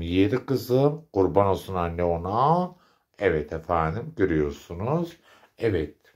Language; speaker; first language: Turkish; native; Turkish